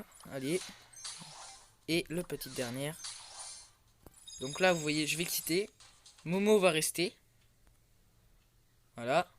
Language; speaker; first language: French; native; French